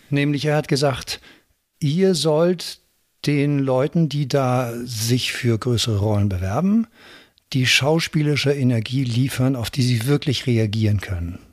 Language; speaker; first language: German; native; German